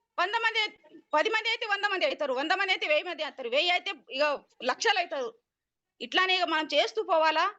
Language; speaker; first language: Telugu; non-native, local second language; Marathi